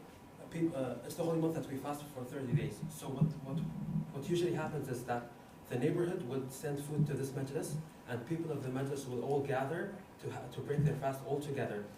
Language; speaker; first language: English; non-native, fluent; Arabic